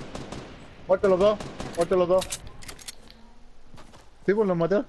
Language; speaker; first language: Spanish; native; Spanish